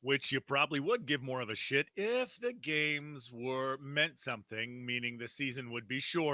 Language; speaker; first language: English; native; English